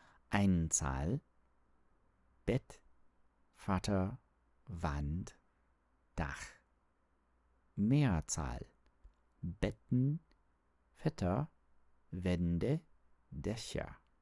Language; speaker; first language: German; non-native, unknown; English